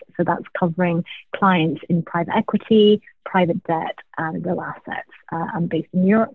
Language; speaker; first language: English; native; English